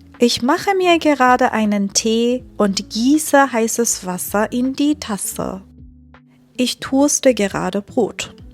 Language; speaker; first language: German; non-native, fluent; Persian